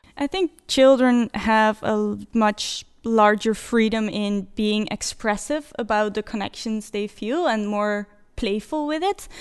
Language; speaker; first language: English; non-native, fluent; Dutch